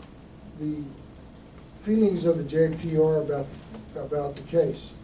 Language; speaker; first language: English; native; English